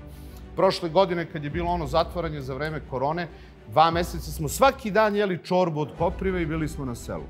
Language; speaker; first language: Serbian; native; Serbian